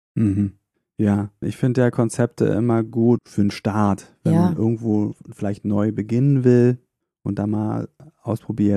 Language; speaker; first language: German; native; German